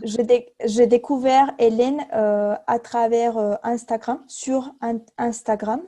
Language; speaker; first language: French; non-native, fluent; Spanish